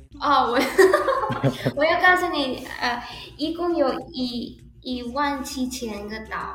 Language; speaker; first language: Chinese; early bilingual, heritage; Indonesian